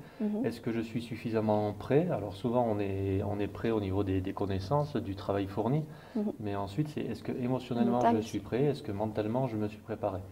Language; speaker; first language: French; native; French